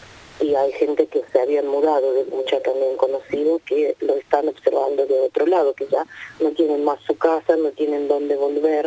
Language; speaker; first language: Spanish; non-native, fluent; Ukrainian